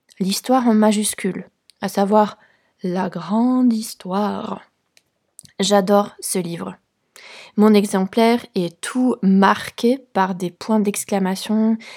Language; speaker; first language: French; non-native, fluent; Polish